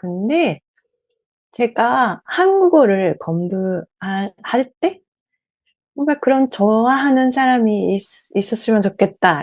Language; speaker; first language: Korean; non-native, learner; Japanese